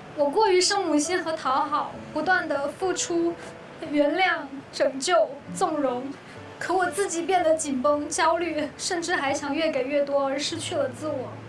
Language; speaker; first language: Chinese; native; Chinese